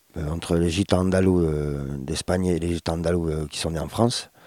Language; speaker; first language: French; early bilingual, other home language; Spanish